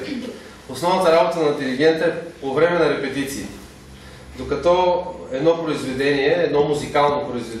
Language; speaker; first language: Bulgarian; native; Bulgarian